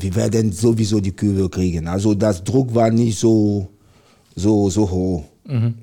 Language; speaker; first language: German; non-native, learner; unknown